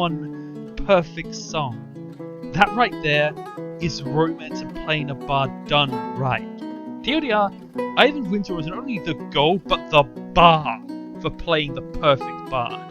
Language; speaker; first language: English; native; English